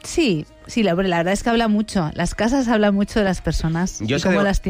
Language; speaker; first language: Spanish; native; Spanish